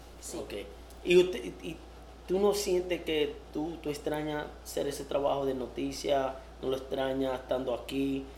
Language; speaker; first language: Spanish; early bilingual, heritage; Spanish